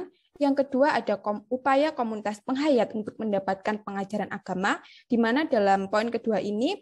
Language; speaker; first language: Indonesian; native; Indonesian